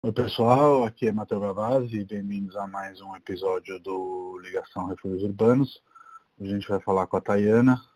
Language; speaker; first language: Portuguese; non-native, fluent; Italian